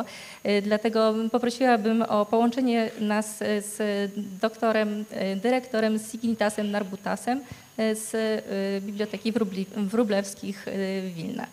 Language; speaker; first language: Polish; native; Polish